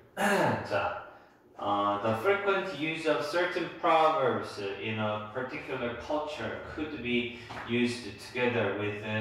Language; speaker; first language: English; non-native, fluent; Korean